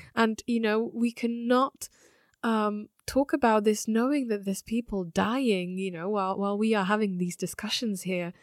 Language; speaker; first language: English; non-native, fluent; Slovak